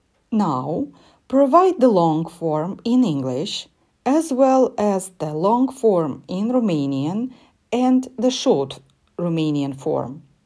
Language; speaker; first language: English; non-native, fluent; Romanian